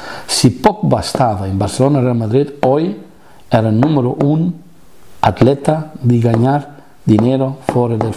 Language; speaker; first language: Spanish; non-native, fluent; Italian